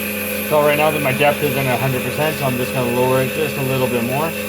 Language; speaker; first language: English; native; English